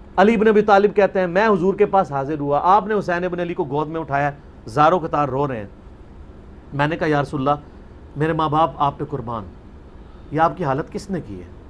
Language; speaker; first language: Urdu; non-native, local second language; Punjabi